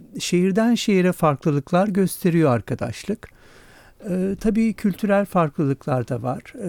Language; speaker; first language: Turkish; native; Turkish